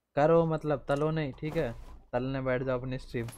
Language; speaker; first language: Hindi; native; Hindi